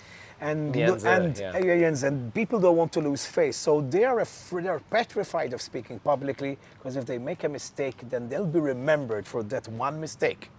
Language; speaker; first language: English; non-native, local second language; Maltese